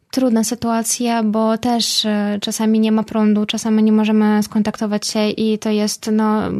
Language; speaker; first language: Polish; non-native, fluent; Russian